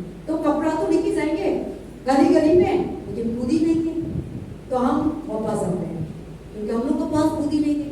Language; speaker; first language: Hindi; non-native, local second language; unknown